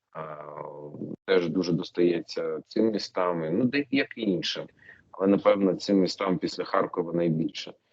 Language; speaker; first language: Ukrainian; non-native, local second language; Russian